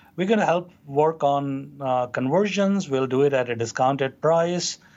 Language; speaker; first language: English; non-native, local second language; Hindi